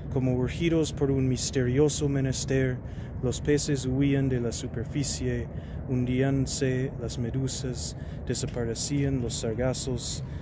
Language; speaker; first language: Spanish; non-native, fluent; English